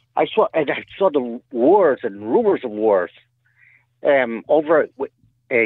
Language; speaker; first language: English; native; English